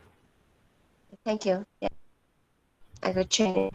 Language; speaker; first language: English; non-native, learner; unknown